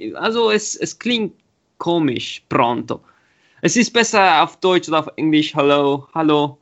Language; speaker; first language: German; non-native, learner; Italian